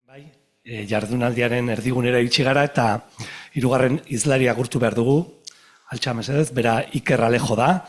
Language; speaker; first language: Basque; native; Basque